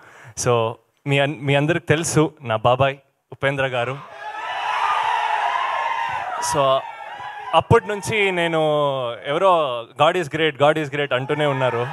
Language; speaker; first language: Telugu; non-native, learner; Kannada